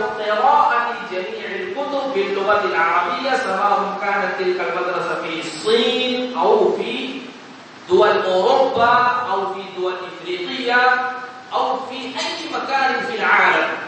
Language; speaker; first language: Arabic; non-native, fluent; Urdu